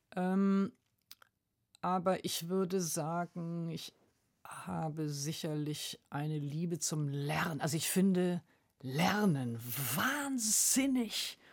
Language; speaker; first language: German; native; German